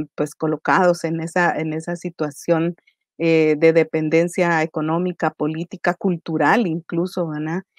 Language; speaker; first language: Spanish; native; Spanish